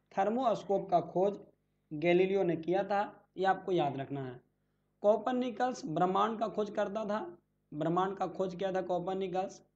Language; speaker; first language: Hindi; native; Hindi